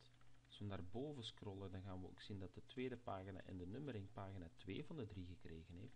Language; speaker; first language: Dutch; native; Dutch